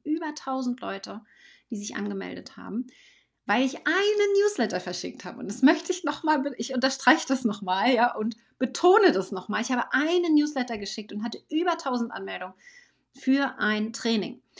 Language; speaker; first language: German; native; German